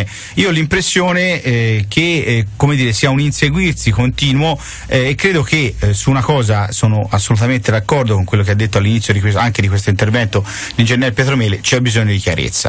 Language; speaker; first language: Italian; native; Italian